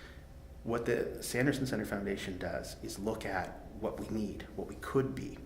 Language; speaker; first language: English; native; English